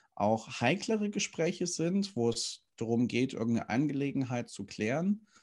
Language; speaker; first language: German; native; German